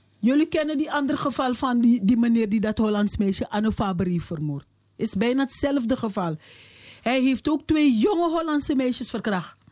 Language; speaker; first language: Dutch; native; Dutch